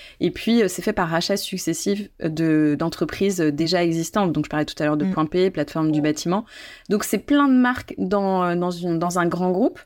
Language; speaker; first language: French; native; French